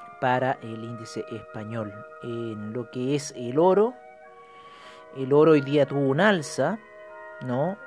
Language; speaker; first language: Spanish; native; Spanish